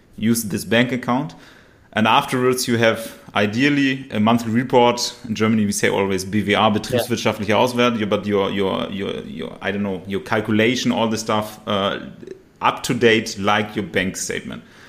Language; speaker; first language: English; non-native, fluent; German